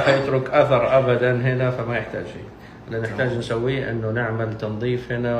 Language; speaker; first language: Arabic; native; Arabic